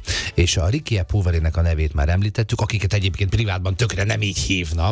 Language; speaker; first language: Hungarian; native; Hungarian